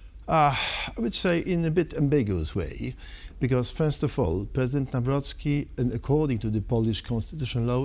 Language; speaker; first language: English; non-native, fluent; Polish